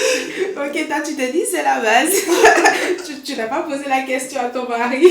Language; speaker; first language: French; native; French